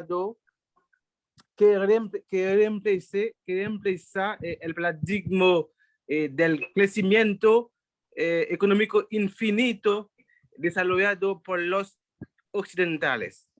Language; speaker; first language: Spanish; non-native, fluent; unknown